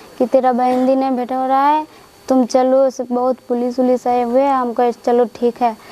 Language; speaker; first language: Hindi; native; Hindi